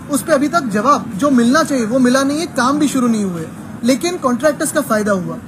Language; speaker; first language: Hindi; non-native, local second language; Marathi